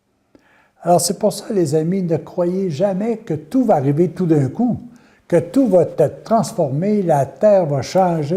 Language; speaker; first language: French; native; French